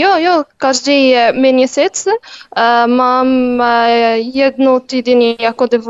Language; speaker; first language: Czech; non-native, learner; Arabic